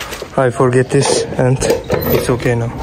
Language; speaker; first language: English; non-native, learner; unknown